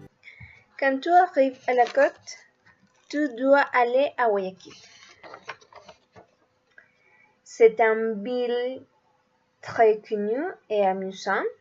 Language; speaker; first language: French; non-native, learner; Spanish